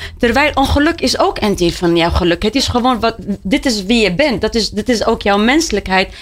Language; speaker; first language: Dutch; non-native, fluent; Arabic